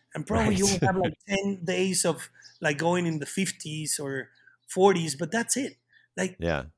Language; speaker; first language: English; non-native, fluent; Spanish